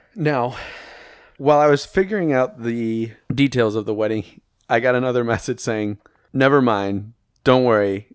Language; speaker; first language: English; native; English